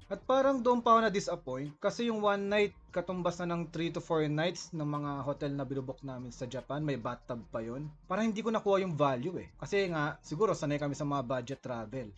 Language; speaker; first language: Filipino; native; Filipino